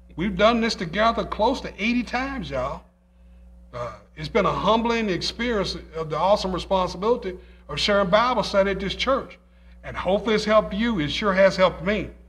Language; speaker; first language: English; native; English